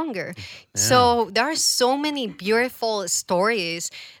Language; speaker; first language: English; non-native, fluent; Spanish